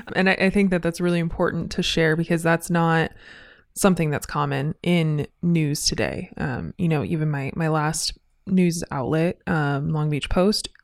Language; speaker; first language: English; native; English